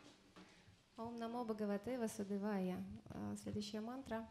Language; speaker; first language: Russian; native; Russian